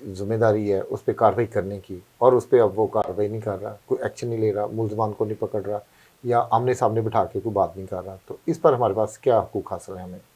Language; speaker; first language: Urdu; non-native, local second language; Punjabi